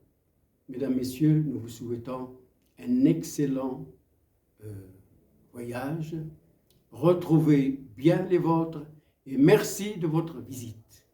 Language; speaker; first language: French; non-native, local second language; Arabic